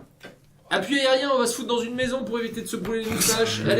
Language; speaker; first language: French; native; French